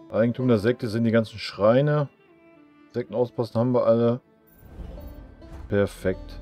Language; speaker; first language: German; native; German